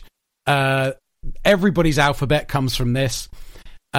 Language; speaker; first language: English; native; English